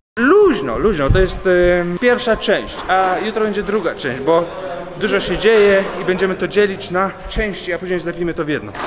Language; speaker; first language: Polish; early bilingual, heritage; Polish